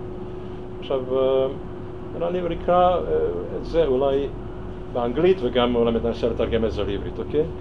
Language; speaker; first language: Hebrew; non-native, fluent; Hungarian